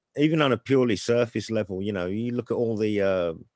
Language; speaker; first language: English; native; English